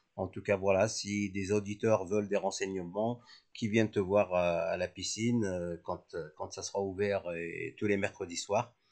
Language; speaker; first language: French; native; French